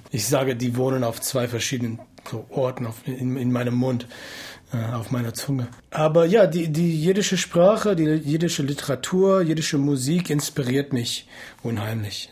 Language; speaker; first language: German; non-native, fluent; English